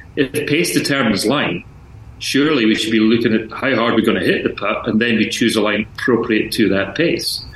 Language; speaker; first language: English; native; English